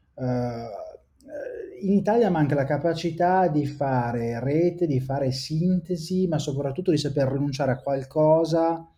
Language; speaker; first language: Italian; native; Italian